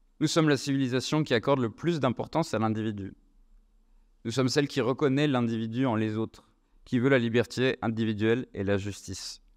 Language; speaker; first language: French; native; French